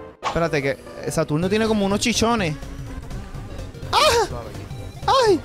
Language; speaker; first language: Spanish; native; Spanish